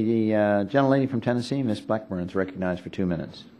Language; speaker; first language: English; native; English